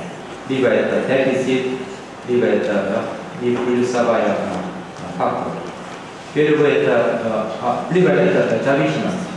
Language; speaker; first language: Russian; non-native, learner; Korean